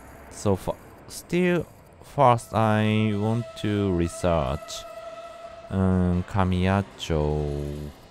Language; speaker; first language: English; non-native, learner; Japanese